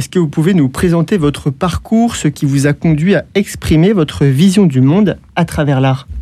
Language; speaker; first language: French; native; French